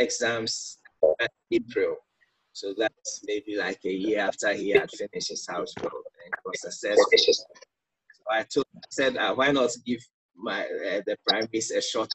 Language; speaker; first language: English; non-native, local second language; Akan